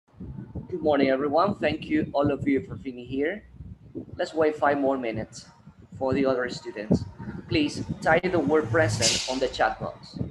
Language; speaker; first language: English; non-native, fluent; Spanish